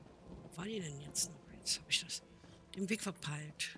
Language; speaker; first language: German; native; German